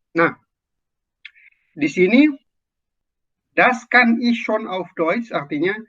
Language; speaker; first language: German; non-native, fluent; Indonesian